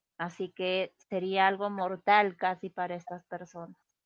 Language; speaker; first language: Spanish; native; Spanish